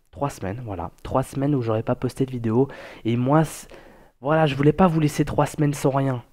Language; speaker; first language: French; native; French